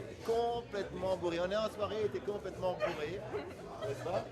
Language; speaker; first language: French; native; French